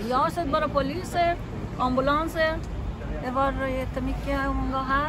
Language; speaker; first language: Swedish; non-native, learner; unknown